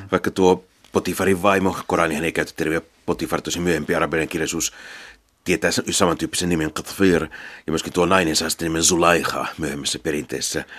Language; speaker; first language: Finnish; native; Finnish